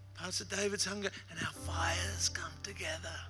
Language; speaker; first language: English; native; English